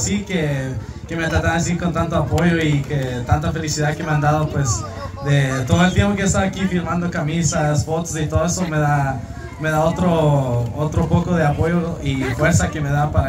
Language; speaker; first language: Spanish; early bilingual, heritage; Spanish